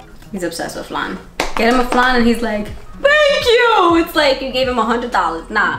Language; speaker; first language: English; early bilingual, other home language; Spanish